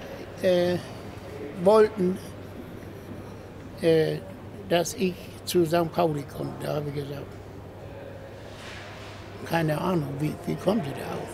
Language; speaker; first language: German; native; German